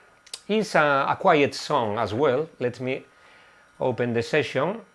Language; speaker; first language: English; non-native, fluent; Spanish